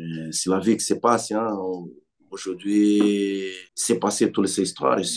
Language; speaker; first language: French; non-native, learner; Portuguese